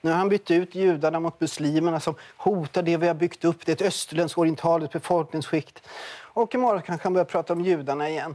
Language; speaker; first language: Swedish; native; Swedish